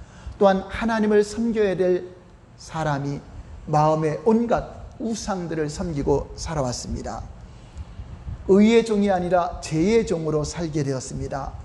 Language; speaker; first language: Korean; native; Korean